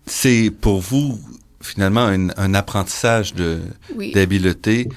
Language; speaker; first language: French; native; French